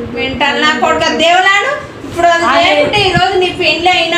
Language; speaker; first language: Telugu; native; Telugu